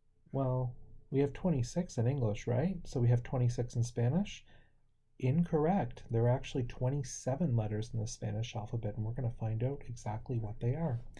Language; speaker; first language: English; native; English